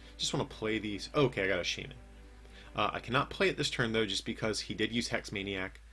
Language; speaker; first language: English; native; English